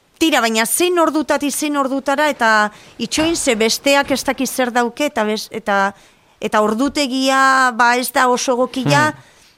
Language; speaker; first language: Basque; non-native, local second language; Spanish